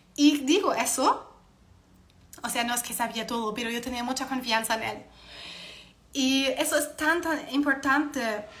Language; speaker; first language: Spanish; non-native, fluent; German